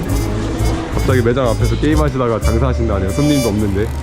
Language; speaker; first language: Korean; native; Korean